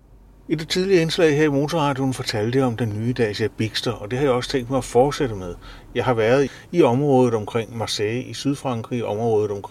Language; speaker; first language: Danish; native; Danish